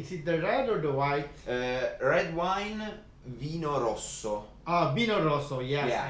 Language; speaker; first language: English; non-native, fluent; Italian